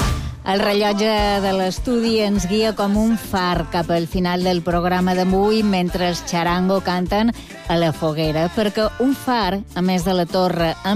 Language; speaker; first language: Catalan; native; Catalan